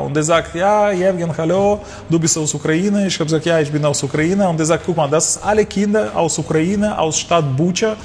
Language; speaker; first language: German; non-native, learner; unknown